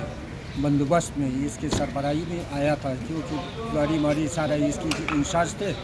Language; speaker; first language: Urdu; non-native, local second language; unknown